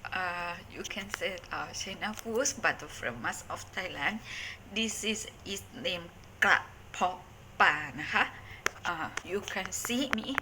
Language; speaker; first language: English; non-native, learner; Thai